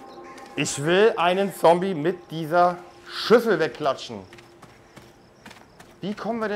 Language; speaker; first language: German; native; German